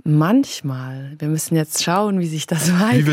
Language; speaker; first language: German; native; German